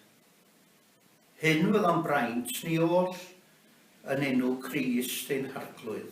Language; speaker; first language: Welsh; native; Welsh